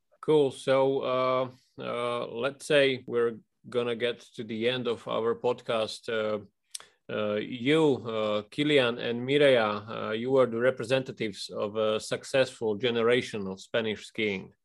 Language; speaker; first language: English; non-native, fluent; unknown